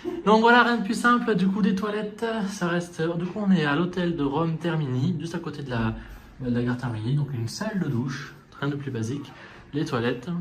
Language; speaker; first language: French; native; French